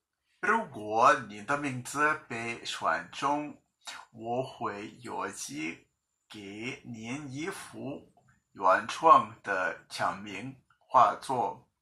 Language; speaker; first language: Chinese; non-native, learner; English